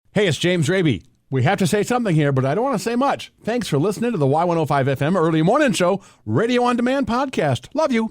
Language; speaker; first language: English; native; English